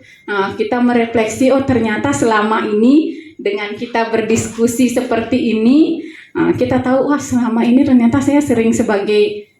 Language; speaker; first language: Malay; non-native, local second language; Balinese